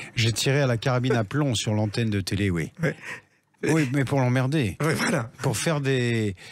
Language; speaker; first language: French; native; French